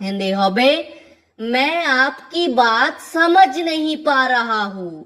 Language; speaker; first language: Hindi; non-native, fluent; Bangla